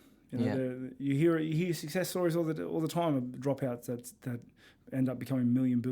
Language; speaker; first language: English; native; English